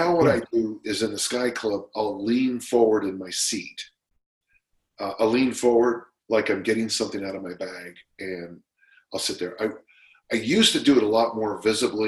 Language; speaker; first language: English; native; English